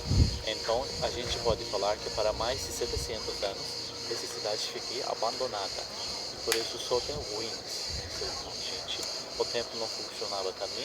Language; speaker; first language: Portuguese; non-native, fluent; Turkish